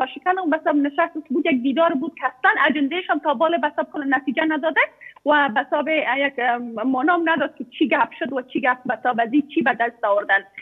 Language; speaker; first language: Persian; native; Persian